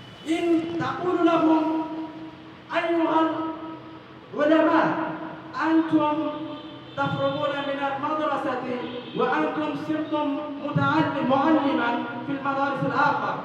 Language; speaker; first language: Arabic; non-native, fluent; Bangla